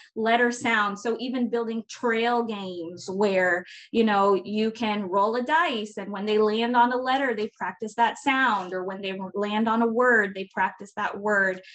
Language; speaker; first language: English; native; English